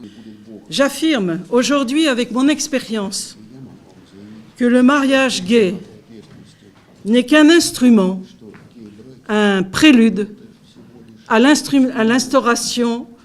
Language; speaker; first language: French; native; French